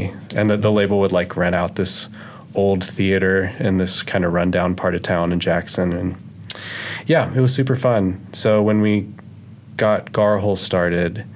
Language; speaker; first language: English; native; English